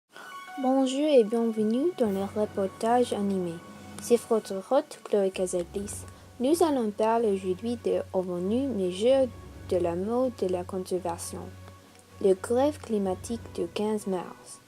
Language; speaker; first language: French; non-native, learner; English